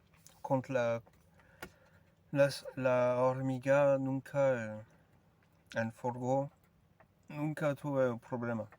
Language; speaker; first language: Spanish; non-native, learner; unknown